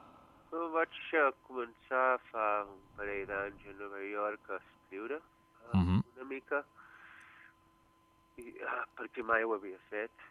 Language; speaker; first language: Catalan; early bilingual, heritage; Catalan